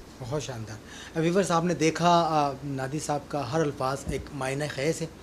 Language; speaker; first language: Urdu; non-native, local second language; Sindhi